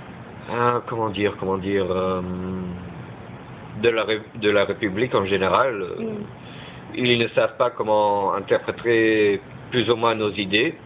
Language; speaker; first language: French; early bilingual, heritage; French